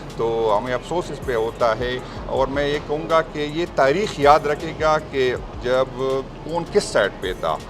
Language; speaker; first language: Urdu; non-native, local second language; Pashto